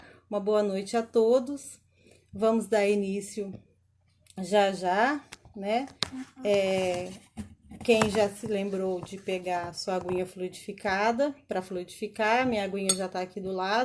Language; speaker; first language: Portuguese; native; Portuguese